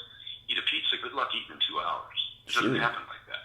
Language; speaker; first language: English; native; English